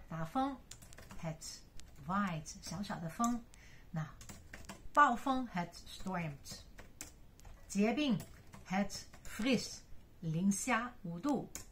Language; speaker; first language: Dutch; non-native, fluent; Chinese